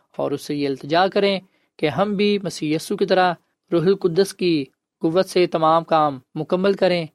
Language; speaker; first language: Urdu; non-native, local second language; Punjabi